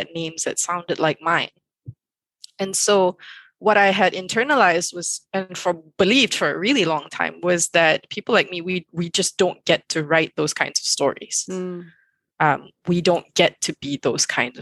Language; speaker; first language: English; non-native, local second language; Malay